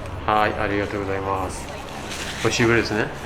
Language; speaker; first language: Japanese; non-native, learner; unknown